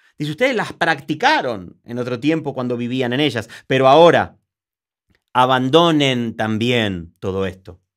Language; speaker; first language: Spanish; native; Spanish